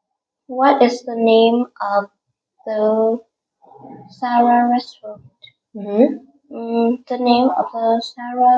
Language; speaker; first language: English; non-native, learner; Vietnamese